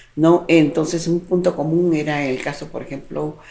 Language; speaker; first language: Spanish; native; Spanish